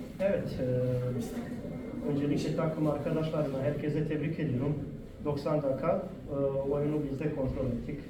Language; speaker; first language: Turkish; non-native, fluent; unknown